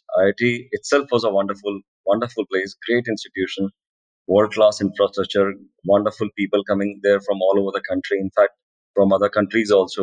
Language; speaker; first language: English; non-native, local second language; Hindi